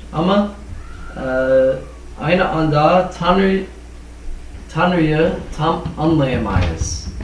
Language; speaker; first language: Turkish; non-native, fluent; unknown